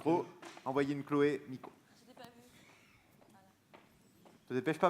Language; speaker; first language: French; native; French